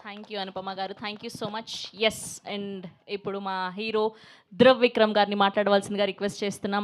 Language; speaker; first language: Telugu; native; Telugu